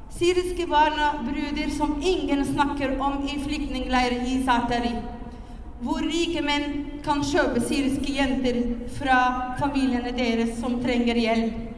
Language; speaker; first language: Norwegian; non-native, fluent; Arabic